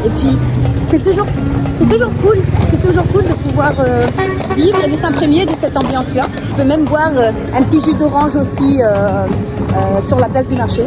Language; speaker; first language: French; native; French